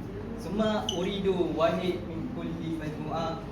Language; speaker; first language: Arabic; non-native, learner; Malay